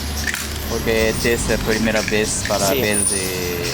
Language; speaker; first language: Spanish; non-native, learner; Japanese